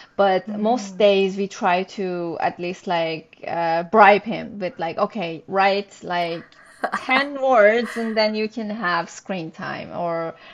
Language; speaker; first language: English; non-native, fluent; Persian